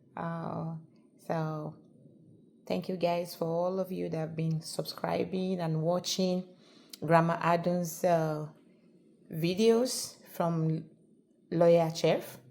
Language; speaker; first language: English; non-native, local second language; Yoruba